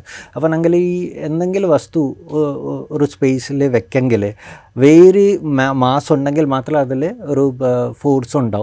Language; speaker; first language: Malayalam; non-native, fluent; Bangla